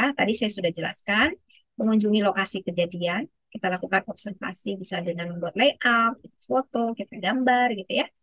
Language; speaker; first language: Indonesian; native; Indonesian